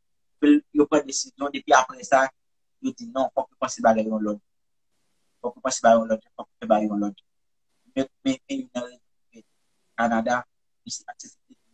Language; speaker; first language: French; non-native, local second language; Haitian Creole